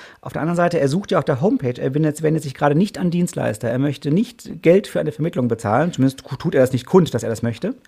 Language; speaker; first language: German; native; German